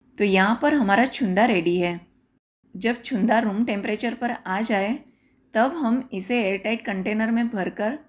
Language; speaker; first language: Hindi; non-native, local second language; Gujarati